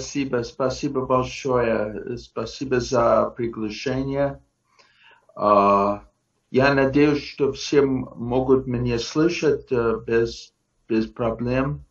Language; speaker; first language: Russian; non-native, fluent; English